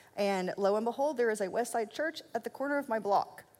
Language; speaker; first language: English; native; English